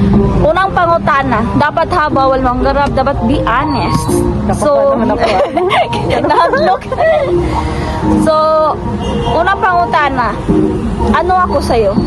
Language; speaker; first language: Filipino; non-native, local second language; Cebuano